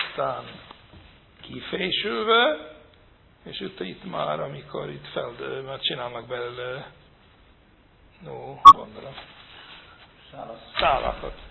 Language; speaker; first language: Hungarian; non-native, fluent; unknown